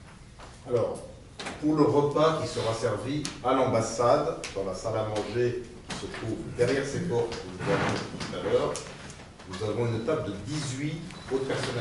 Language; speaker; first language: French; native; French